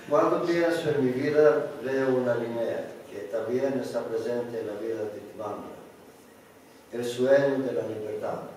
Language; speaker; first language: Spanish; non-native, learner; Greek